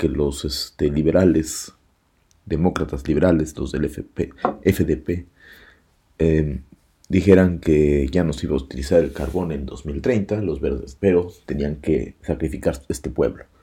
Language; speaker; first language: Spanish; native; Spanish